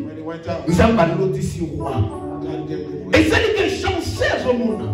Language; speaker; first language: French; non-native, local second language; Lingala